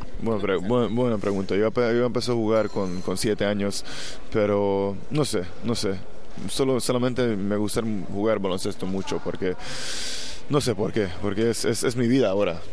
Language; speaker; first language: Spanish; non-native, fluent; Hungarian